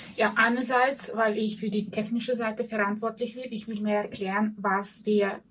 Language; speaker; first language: German; non-native, fluent; Russian